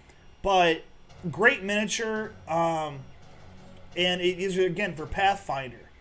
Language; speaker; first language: English; native; English